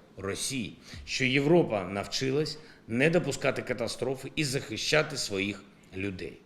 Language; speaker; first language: Ukrainian; non-native, local second language; Russian